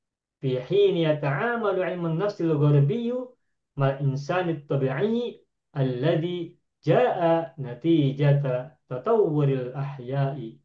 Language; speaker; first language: Arabic; non-native, fluent; Indonesian